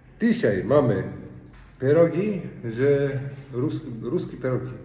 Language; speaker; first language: Polish; non-native, learner; Icelandic